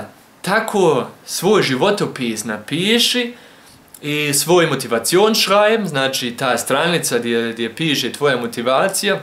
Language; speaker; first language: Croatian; early bilingual, heritage; Croatian